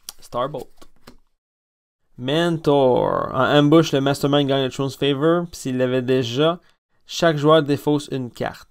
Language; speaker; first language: French; native; French